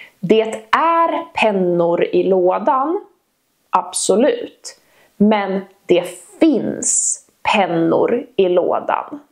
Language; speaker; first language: Swedish; native; Swedish